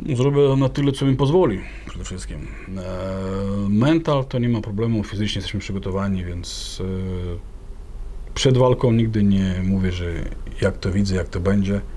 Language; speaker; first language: Polish; non-native, fluent; Chechen